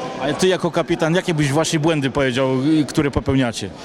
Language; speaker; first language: Polish; native; Polish